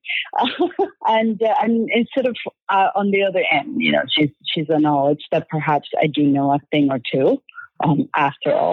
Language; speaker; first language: English; non-native, fluent; Spanish